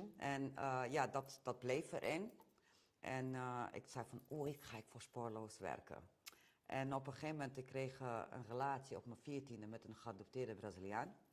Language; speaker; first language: Dutch; early bilingual, other home language; Romany